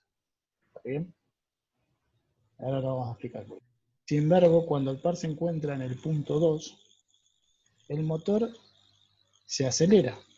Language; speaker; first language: Spanish; native; Spanish